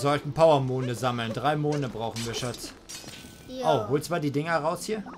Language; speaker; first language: German; native; German